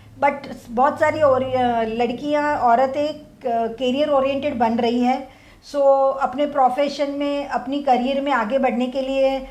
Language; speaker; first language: Hindi; non-native, local second language; Gujarati